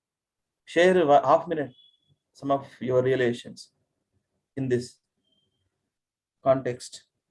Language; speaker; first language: English; non-native, local second language; Telugu